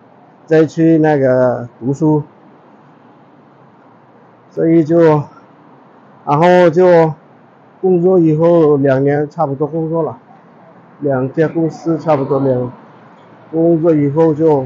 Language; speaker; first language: Chinese; non-native, fluent; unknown